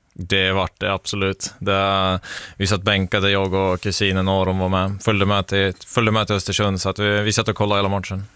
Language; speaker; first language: Swedish; native; Swedish